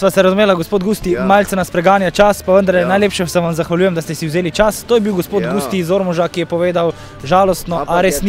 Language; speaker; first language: Slovenian; native; Slovenian